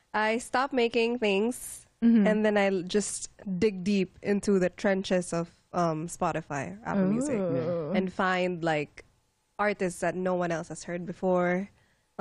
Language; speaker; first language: English; non-native, local second language; Filipino